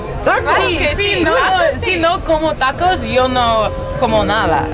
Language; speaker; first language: Spanish; non-native, learner; English